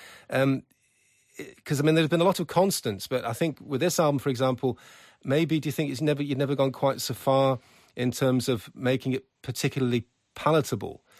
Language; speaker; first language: English; native; English